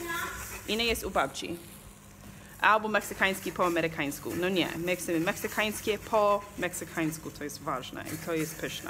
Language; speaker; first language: Polish; non-native, learner; English